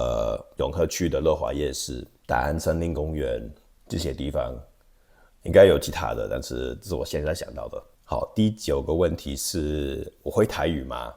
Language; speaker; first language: Chinese; non-native, fluent; English